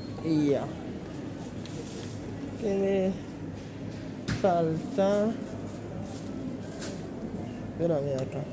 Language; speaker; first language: Spanish; non-native, learner; Haitian Creole